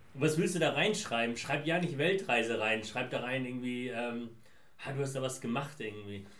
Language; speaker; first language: German; early bilingual, other home language; Persian